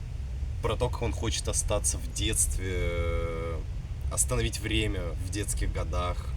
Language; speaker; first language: Russian; native; Russian